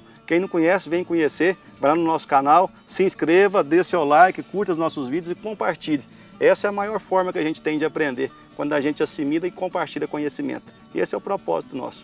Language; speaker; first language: Portuguese; native; Portuguese